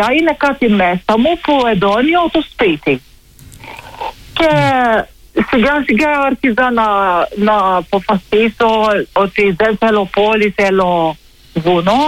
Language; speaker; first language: Greek; non-native, learner; Maltese